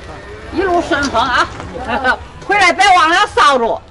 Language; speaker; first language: Chinese; native; Chinese